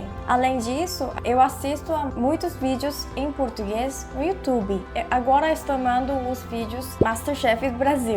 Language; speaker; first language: Portuguese; non-native, fluent; Korean